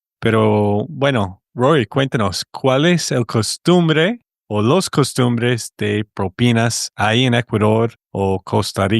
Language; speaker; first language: Spanish; non-native, fluent; English